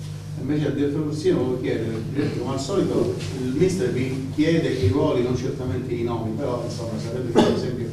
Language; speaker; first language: Italian; native; Italian